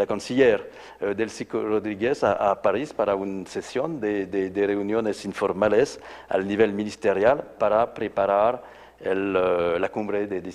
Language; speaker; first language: Spanish; non-native, fluent; French